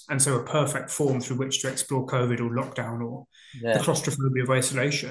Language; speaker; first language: English; native; English